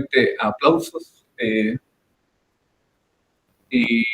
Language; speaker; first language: Spanish; native; Spanish